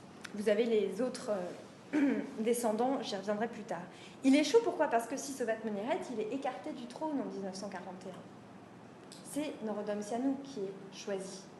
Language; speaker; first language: French; native; French